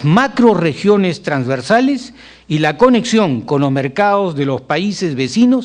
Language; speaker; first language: Spanish; native; Spanish